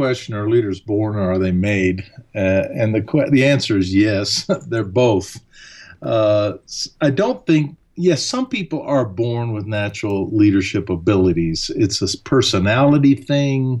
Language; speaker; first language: English; early bilingual, other home language; German